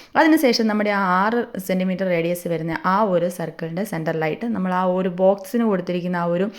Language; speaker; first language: Malayalam; native; Malayalam